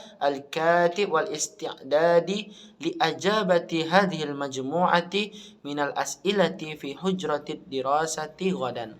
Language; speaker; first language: Arabic; non-native, learner; Indonesian